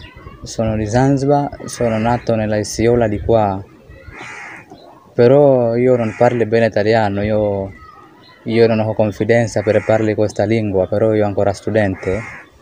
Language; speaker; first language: Italian; non-native, learner; Swahili